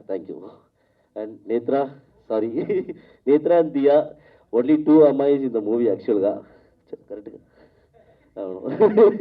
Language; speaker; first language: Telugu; non-native, learner; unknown